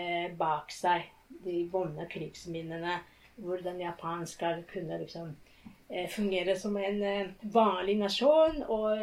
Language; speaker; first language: Norwegian; non-native, fluent; Japanese